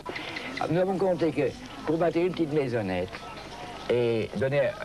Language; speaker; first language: French; native; French